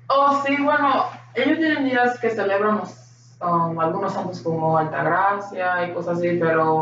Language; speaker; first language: Spanish; early bilingual, heritage; Spanish